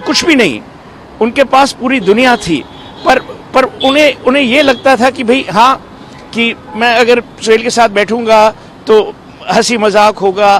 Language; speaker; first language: Hindi; native; Hindi